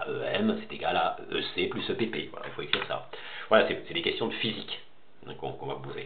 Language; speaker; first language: French; native; French